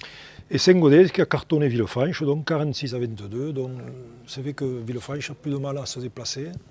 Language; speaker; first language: French; native; French